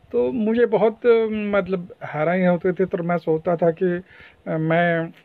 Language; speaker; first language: Hindi; non-native, local second language; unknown